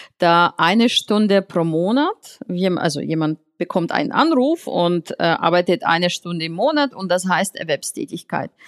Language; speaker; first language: German; non-native, fluent; Russian